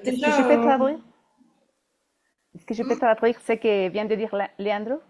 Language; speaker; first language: French; non-native, fluent; Spanish